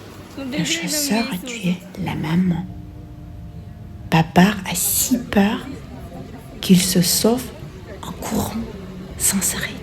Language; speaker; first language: French; non-native, fluent; Russian